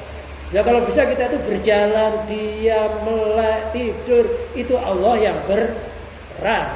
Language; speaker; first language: Indonesian; native; Indonesian